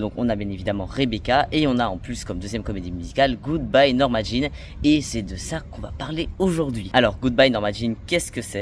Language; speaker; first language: French; native; French